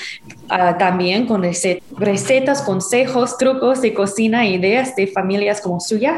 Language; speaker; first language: Spanish; non-native, fluent; English